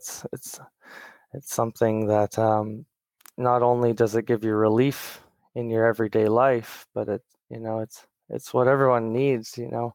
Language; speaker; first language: English; native; English